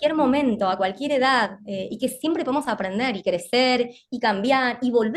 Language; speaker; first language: Spanish; native; Spanish